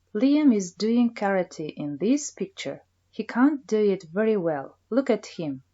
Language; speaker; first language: English; non-native, fluent; Kazakh